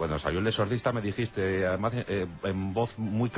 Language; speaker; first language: Spanish; native; Spanish